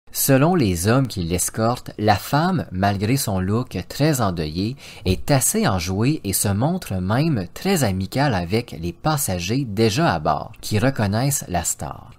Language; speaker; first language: French; native; French